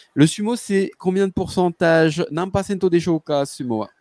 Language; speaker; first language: French; native; French